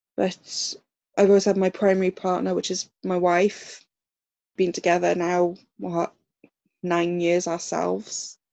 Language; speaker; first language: English; native; English